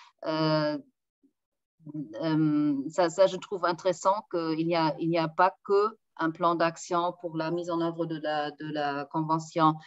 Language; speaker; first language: French; non-native, fluent; German